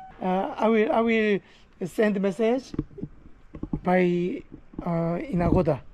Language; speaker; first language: English; non-native, learner; Korean